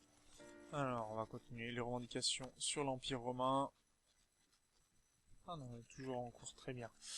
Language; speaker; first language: French; native; French